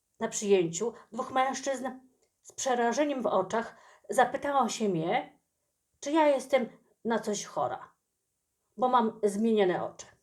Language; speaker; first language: Polish; native; Polish